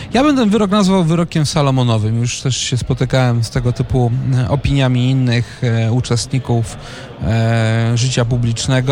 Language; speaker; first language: Polish; native; Polish